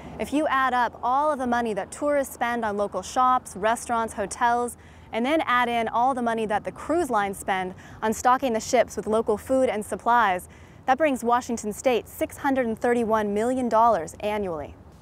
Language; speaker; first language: English; native; English